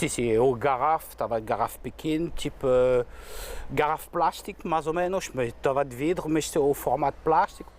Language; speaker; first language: Portuguese; non-native, learner; French